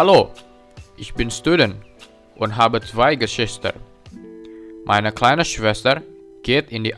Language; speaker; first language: German; non-native, learner; Indonesian